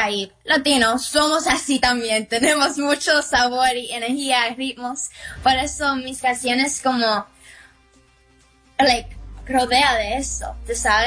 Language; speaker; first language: Spanish; early bilingual, heritage; Spanish